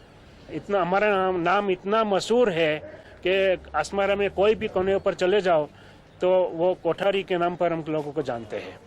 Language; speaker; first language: Hindi; early bilingual, heritage; Hindi